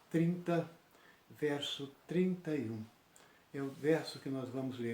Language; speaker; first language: Portuguese; native; Portuguese